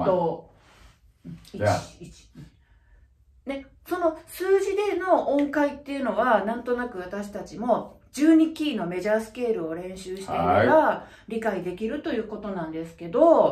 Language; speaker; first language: Japanese; native; Japanese